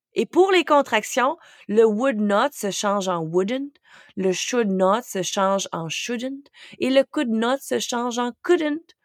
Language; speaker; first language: French; native; French